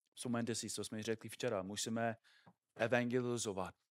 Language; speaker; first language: Czech; non-native, fluent; English